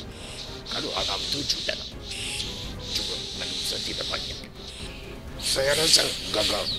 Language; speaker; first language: Indonesian; non-native, learner; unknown